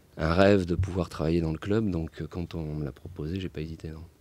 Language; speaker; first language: French; native; French